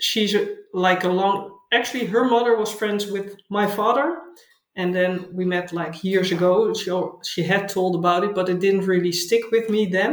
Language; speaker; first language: English; non-native, fluent; Dutch